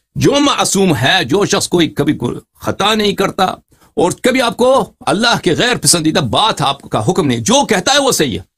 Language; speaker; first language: Urdu; non-native, fluent; Persian